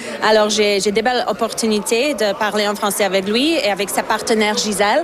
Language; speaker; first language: French; non-native, fluent; Slovak